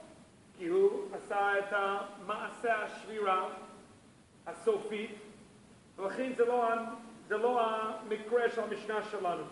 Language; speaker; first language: Hebrew; non-native, fluent; English